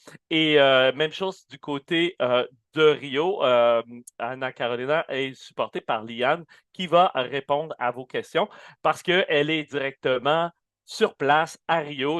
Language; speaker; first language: French; native; French